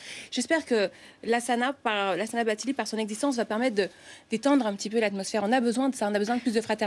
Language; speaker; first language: French; native; French